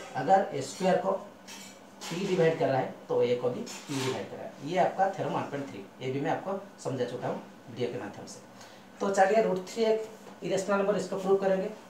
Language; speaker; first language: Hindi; non-native, local second language; Bangla